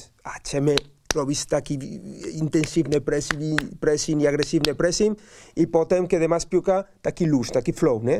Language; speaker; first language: Polish; non-native, learner; Spanish